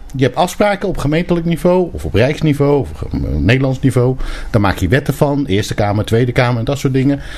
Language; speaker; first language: Dutch; early bilingual, other home language; Turkish